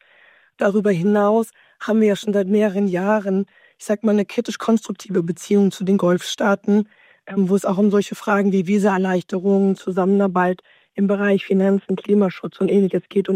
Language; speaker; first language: German; native; German